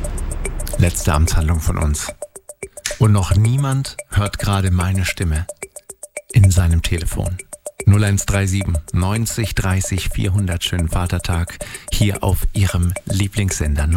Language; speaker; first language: German; native; German